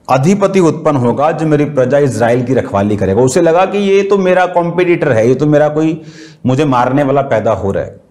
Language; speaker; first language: Hindi; native; Hindi